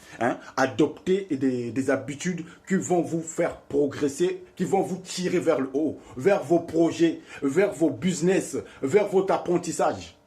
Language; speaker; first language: French; non-native, local second language; Lingala